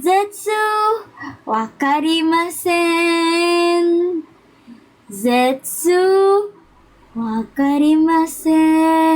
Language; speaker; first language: Japanese; non-native, learner; Filipino